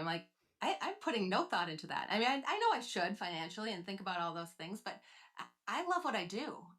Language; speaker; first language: English; native; English